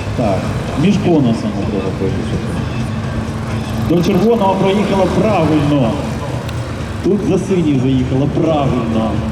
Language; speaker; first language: Ukrainian; non-native, local second language; Russian